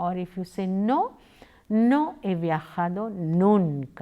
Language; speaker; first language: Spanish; non-native, fluent; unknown